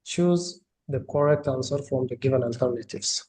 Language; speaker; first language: English; non-native, local second language; Amharic